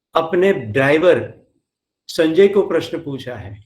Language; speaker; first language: Hindi; non-native, local second language; Gujarati